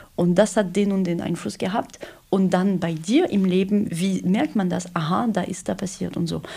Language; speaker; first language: German; non-native, fluent; French